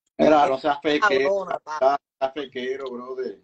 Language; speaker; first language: Spanish; native; Spanish